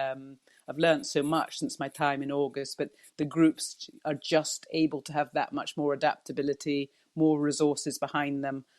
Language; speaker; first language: English; native; English